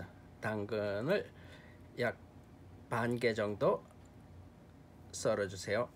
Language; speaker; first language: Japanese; non-native, fluent; Korean